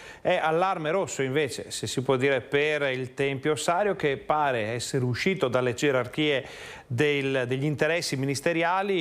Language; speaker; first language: Italian; native; Italian